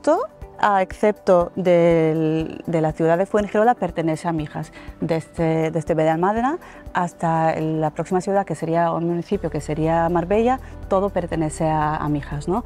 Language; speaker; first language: Spanish; native; Spanish